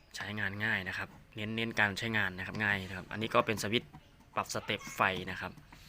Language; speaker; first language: Thai; non-native, local second language; Northeastern Thai